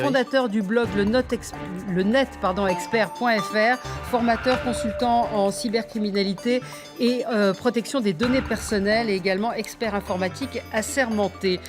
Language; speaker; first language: French; native; French